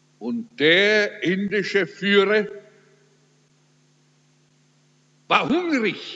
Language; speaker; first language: German; early bilingual, heritage; German